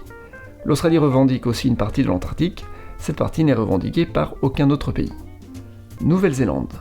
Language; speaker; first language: French; native; French